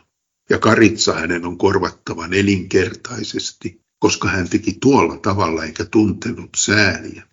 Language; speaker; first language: Finnish; native; Finnish